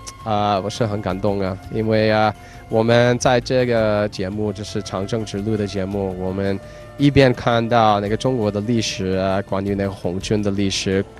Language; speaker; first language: Chinese; non-native, fluent; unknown